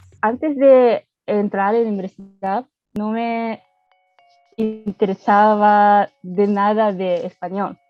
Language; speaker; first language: Spanish; non-native, fluent; Japanese